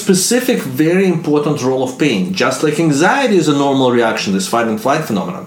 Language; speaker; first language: English; non-native, fluent; Russian